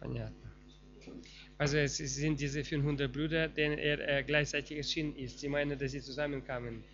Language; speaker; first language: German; non-native, fluent; Russian